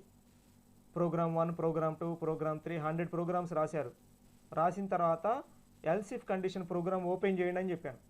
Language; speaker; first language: Telugu; native; Telugu